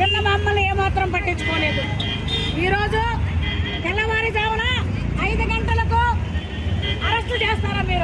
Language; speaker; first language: Telugu; native; Telugu